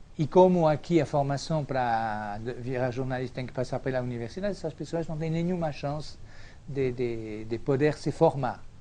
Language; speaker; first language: Portuguese; non-native, fluent; French